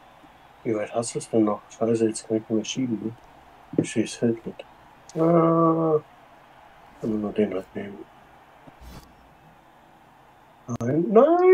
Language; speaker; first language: German; native; German